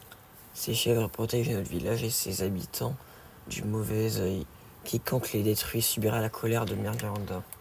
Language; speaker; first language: French; native; French